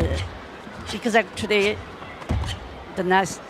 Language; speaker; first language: English; non-native, learner; Chinese